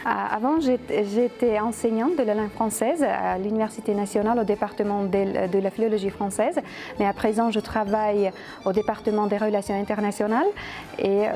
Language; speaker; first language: French; non-native, fluent; Uzbek